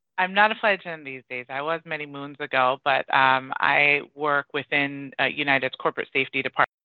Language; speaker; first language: English; early bilingual, other home language; Persian